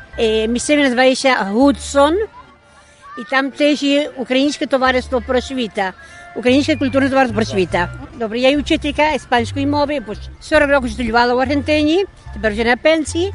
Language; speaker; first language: Ukrainian; early bilingual, heritage; Ukrainian